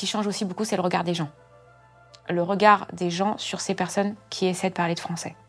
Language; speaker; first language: French; native; French